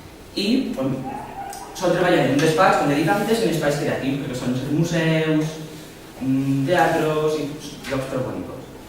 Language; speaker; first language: Catalan; non-native, local second language; Spanish